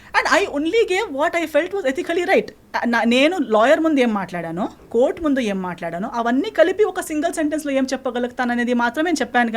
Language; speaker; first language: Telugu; non-native, fluent; Konkani